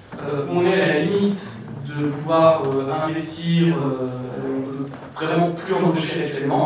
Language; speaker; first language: French; native; French